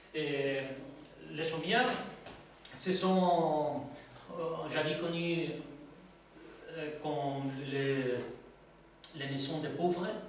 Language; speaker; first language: French; non-native, learner; Spanish